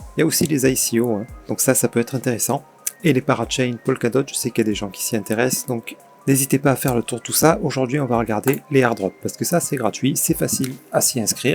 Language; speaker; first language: French; native; French